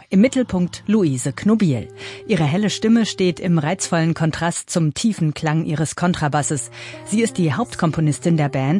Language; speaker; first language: German; native; German